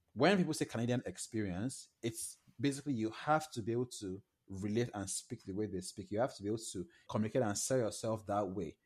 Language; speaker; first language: English; non-native, local second language; Yoruba